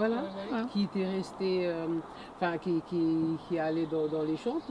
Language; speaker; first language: French; non-native, fluent; Portuguese